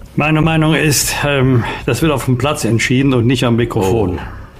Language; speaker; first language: German; native; German